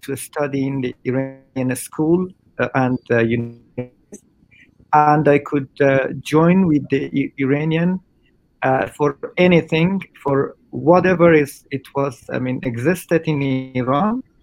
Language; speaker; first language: English; non-native, fluent; Persian